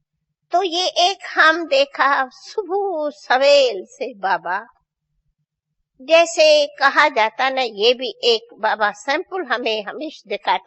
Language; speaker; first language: Hindi; non-native, local second language; Sindhi